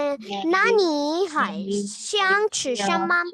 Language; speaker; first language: Chinese; non-native, learner; Urdu